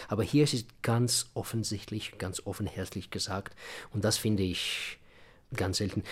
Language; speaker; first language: German; non-native, fluent; Russian